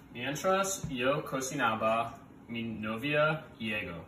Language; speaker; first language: Spanish; non-native, learner; English